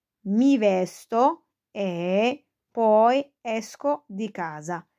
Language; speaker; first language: Italian; non-native, fluent; Arabic